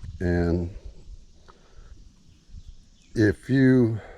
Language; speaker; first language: English; native; English